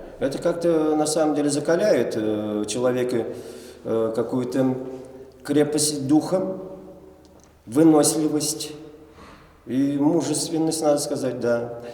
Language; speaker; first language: Russian; non-native, local second language; Chuvash